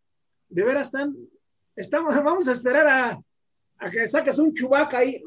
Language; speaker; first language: Spanish; native; Spanish